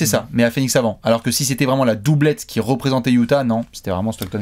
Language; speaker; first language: French; native; French